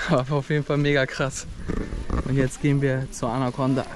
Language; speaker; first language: German; native; German